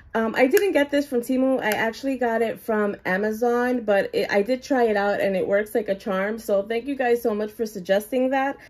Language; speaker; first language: English; native; English